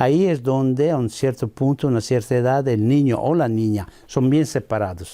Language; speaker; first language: Spanish; non-native, fluent; Italian